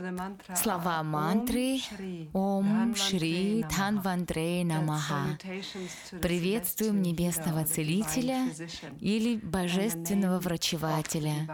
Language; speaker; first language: Russian; native; Russian